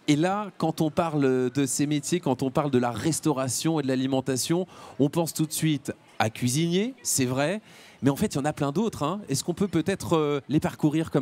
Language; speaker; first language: French; native; French